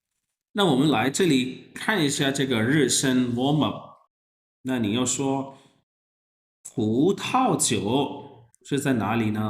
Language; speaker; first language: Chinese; non-native, fluent; Urdu